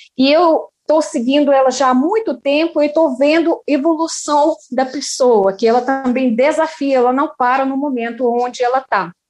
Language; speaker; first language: Portuguese; non-native, fluent; Russian